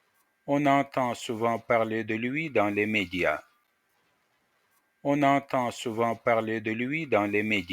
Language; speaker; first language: French; non-native, fluent; Russian